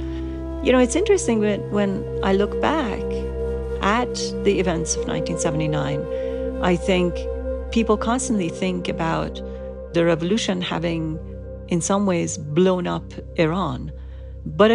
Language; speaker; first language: English; non-native, fluent; Persian